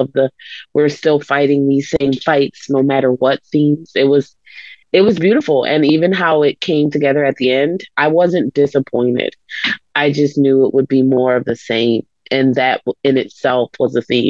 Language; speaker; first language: English; native; English